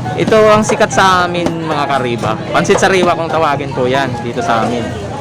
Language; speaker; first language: Filipino; non-native, local second language; Masbatenyo